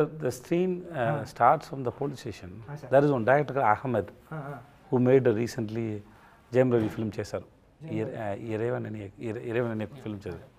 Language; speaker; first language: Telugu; non-native, learner; Tamil